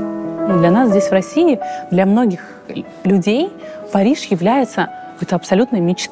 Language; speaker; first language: Russian; native; Russian